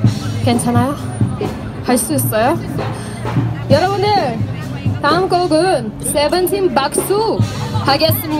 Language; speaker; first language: Korean; non-native, learner; Russian